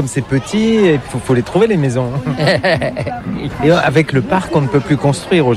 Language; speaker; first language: French; native; French